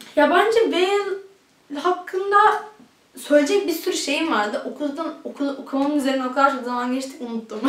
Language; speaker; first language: Turkish; early bilingual, heritage; Turkish